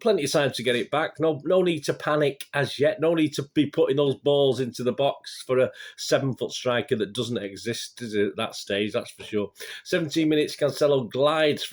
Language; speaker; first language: English; native; English